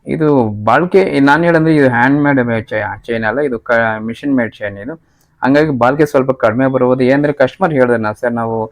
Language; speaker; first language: Kannada; non-native, local second language; Telugu